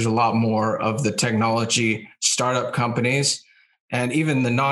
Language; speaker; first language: English; native; English